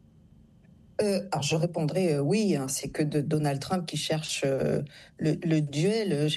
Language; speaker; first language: French; native; French